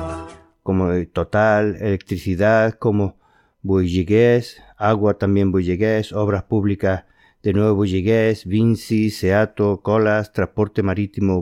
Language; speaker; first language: Spanish; native; Spanish